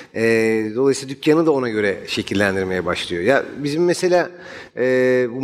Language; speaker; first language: Turkish; native; Turkish